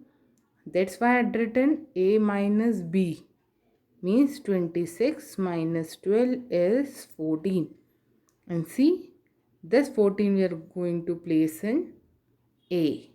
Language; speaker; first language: English; non-native, local second language; Hindi